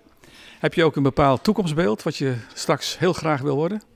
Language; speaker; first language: Dutch; native; Dutch